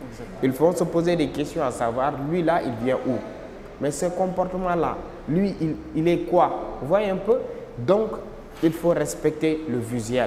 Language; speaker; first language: French; non-native, local second language; Wolof